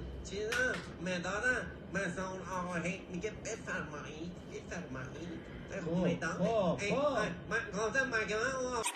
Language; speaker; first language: Persian; native; Persian